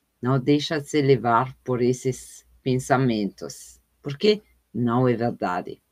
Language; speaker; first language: Portuguese; non-native, fluent; German